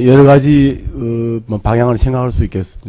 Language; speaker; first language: Korean; native; Korean